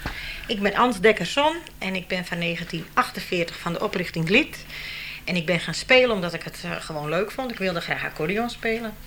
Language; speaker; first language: Dutch; native; Dutch